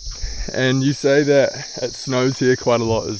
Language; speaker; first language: English; native; English